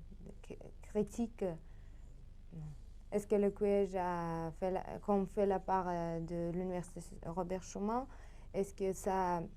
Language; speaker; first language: French; non-native, learner; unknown